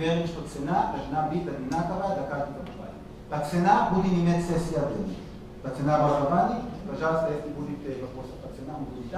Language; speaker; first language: Russian; non-native, learner; Hebrew